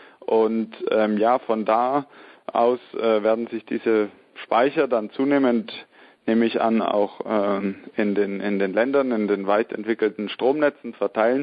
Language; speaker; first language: German; native; German